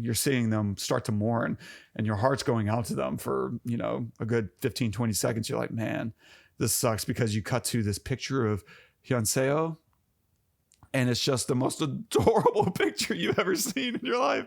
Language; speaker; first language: English; native; English